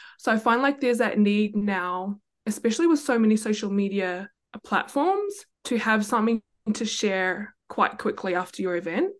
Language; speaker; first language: English; native; English